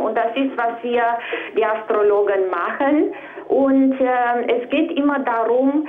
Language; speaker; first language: German; non-native, fluent; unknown